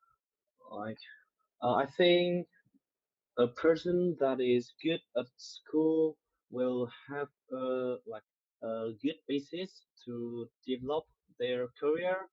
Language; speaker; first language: English; non-native, learner; Vietnamese